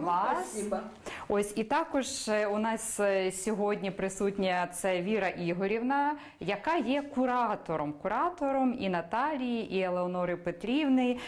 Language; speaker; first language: Ukrainian; native; Ukrainian